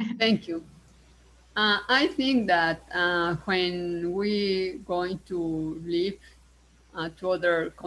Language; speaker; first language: English; non-native, learner; Spanish